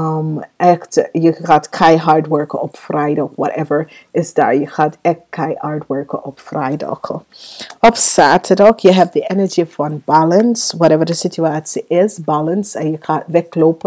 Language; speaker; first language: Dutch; non-native, fluent; English